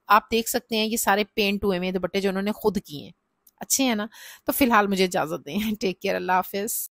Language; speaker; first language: Urdu; native; Urdu